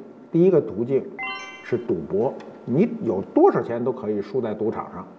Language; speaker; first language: Chinese; native; Chinese